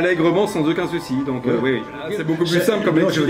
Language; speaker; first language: French; native; French